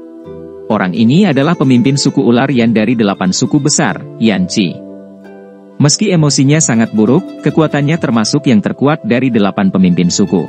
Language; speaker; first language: Indonesian; native; Indonesian